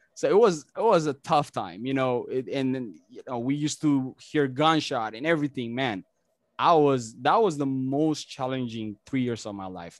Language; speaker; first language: English; non-native, fluent; Amharic